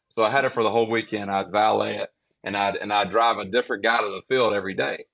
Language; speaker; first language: English; native; English